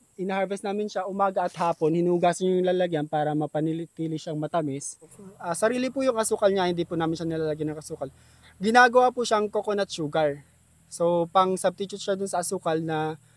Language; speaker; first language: Filipino; non-native, local second language; Bikol